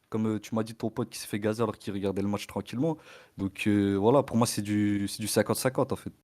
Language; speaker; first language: French; early bilingual, other home language; Arabic